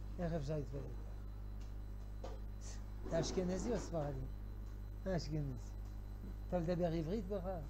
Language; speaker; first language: Hebrew; non-native, fluent; French